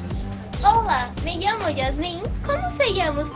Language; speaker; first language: Spanish; non-native, fluent; Portuguese